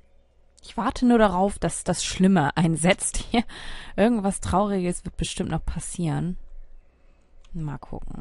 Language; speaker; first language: German; native; German